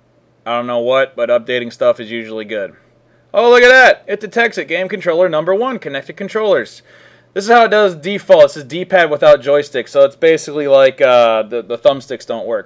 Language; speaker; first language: English; native; English